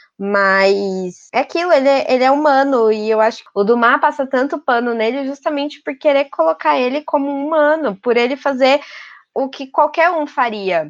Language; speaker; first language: Portuguese; native; Portuguese